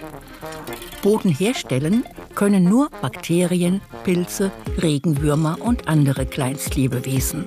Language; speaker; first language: German; native; German